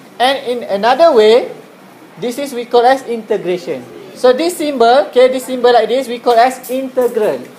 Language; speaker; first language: English; non-native, local second language; Malay